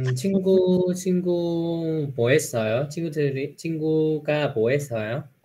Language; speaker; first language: Korean; non-native, fluent; Vietnamese